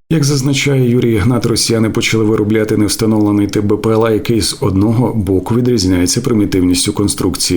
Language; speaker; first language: Ukrainian; native; Ukrainian